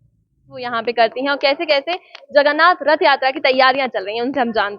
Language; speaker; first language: Hindi; native; Hindi